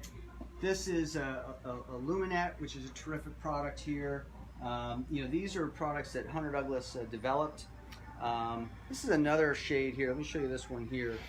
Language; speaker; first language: English; native; English